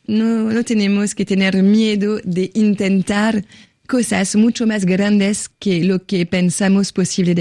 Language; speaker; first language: Spanish; non-native, fluent; French